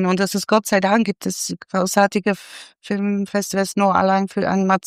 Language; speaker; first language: German; non-native, fluent; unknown